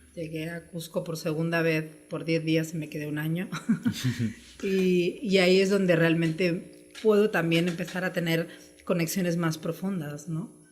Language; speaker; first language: Spanish; native; Spanish